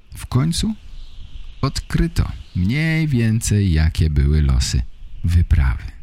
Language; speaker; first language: Polish; native; Polish